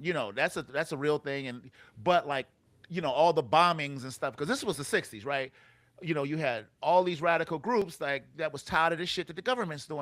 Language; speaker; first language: English; native; English